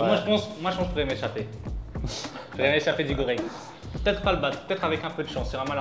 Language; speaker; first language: French; native; French